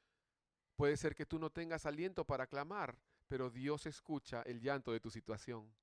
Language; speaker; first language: Spanish; native; Spanish